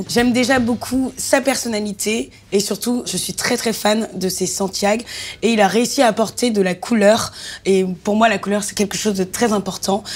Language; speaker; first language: French; native; French